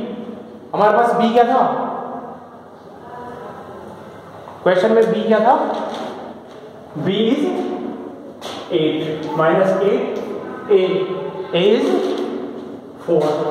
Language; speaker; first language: Hindi; native; Hindi